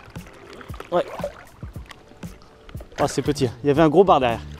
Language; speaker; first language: French; native; French